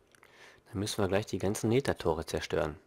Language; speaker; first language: German; native; German